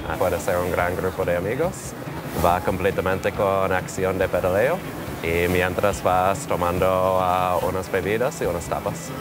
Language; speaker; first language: Spanish; non-native, fluent; English